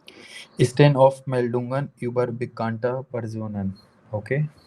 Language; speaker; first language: German; non-native, fluent; Hindi